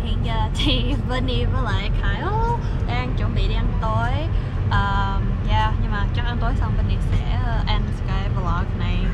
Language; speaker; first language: Vietnamese; early bilingual, heritage; Vietnamese